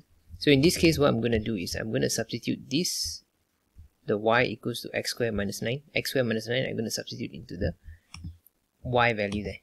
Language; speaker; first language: English; non-native, local second language; Malay